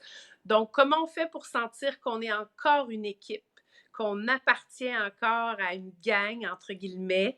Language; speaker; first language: French; native; French